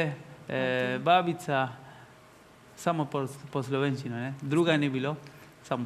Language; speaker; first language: Slovenian; non-native, learner; Spanish